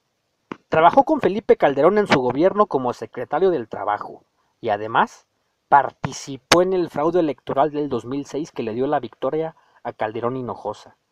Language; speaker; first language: Spanish; native; Spanish